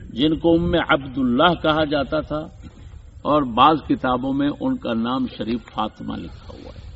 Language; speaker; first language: Urdu; native; Urdu